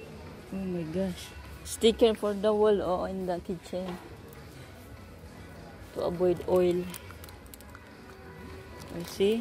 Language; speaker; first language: English; non-native, learner; Filipino